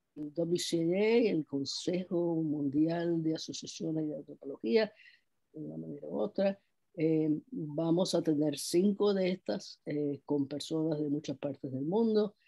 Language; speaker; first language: Spanish; non-native, fluent; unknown